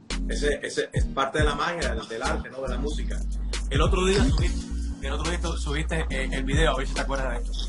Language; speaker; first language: Spanish; early bilingual, heritage; Spanish